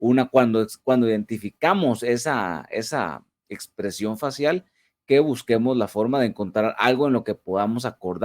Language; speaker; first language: Spanish; native; Spanish